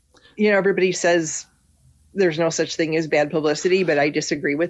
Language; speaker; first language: English; native; English